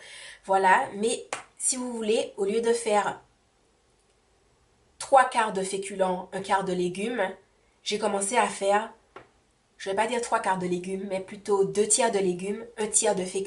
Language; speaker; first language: French; native; French